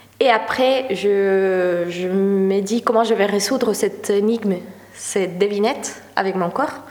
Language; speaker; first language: French; non-native, fluent; Spanish